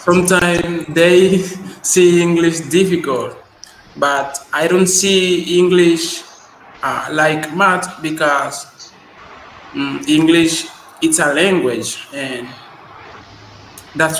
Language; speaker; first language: English; non-native, learner; Spanish